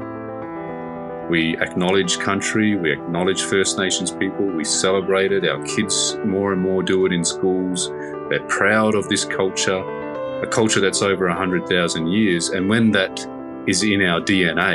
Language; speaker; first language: English; native; English